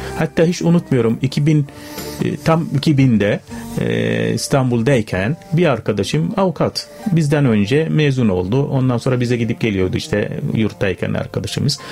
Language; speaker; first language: Turkish; non-native, fluent; Arabic